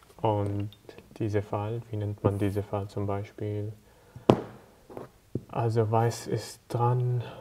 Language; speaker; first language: German; non-native, learner; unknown